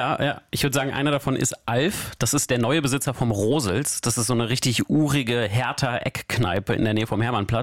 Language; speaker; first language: German; native; German